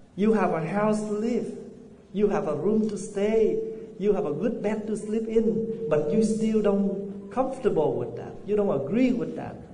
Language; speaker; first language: English; non-native, fluent; Vietnamese